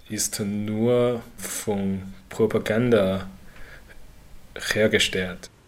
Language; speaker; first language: German; non-native, learner; Chinese